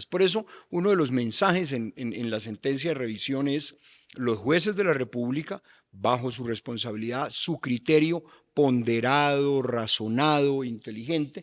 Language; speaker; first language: Spanish; native; Spanish